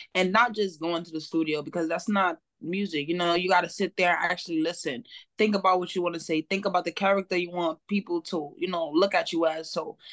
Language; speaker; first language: English; native; English